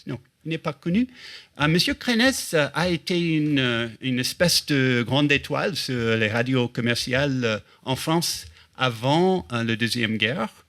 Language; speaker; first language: French; non-native, fluent; English